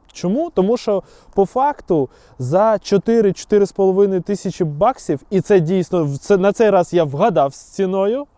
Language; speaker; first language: Ukrainian; non-native, local second language; Russian